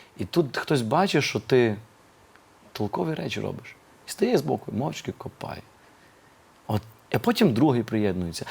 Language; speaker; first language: Ukrainian; native; Ukrainian